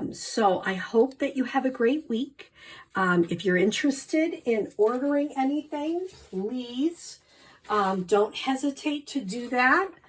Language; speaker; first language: English; native; English